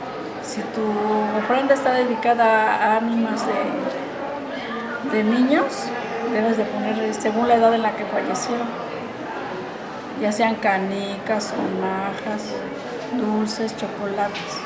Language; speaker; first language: Spanish; native; Spanish